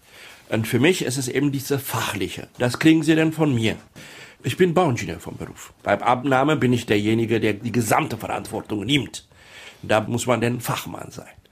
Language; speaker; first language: German; non-native, fluent; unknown